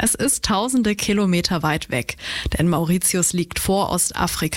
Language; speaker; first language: German; native; German